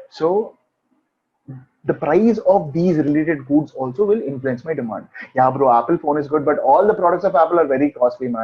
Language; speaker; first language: English; non-native, local second language; Hindi